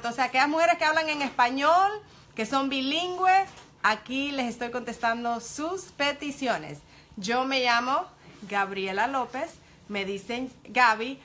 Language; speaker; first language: Spanish; early bilingual, heritage; Spanish